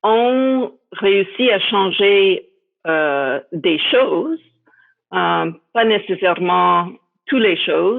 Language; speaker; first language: French; non-native, fluent; English